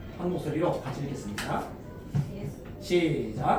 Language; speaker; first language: Korean; native; Korean